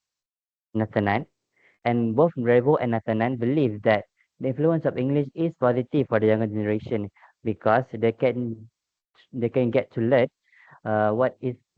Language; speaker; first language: English; non-native, local second language; Malay